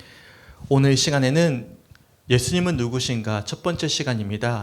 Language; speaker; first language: Korean; native; Korean